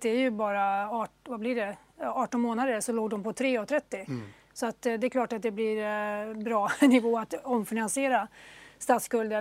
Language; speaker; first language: Swedish; native; Swedish